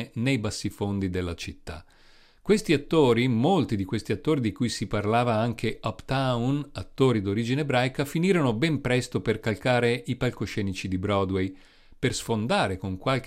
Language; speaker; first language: Italian; native; Italian